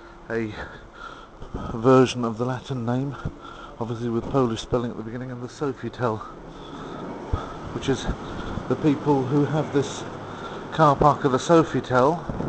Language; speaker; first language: English; native; English